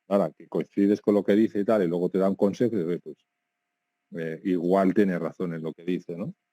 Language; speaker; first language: Spanish; non-native, local second language; Catalan